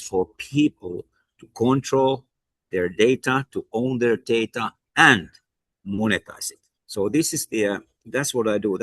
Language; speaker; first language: English; non-native, fluent; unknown